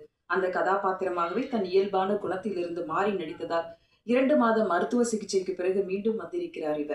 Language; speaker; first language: Tamil; native; Tamil